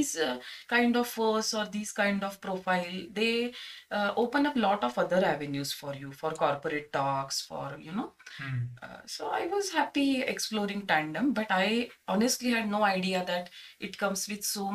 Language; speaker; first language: English; non-native, local second language; Marathi